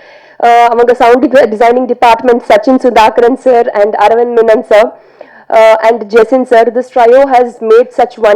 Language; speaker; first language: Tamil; non-native, learner; Telugu